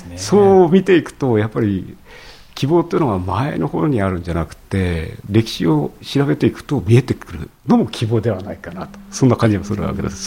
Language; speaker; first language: Japanese; native; Japanese